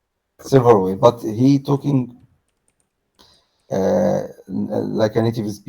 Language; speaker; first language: English; non-native, learner; Arabic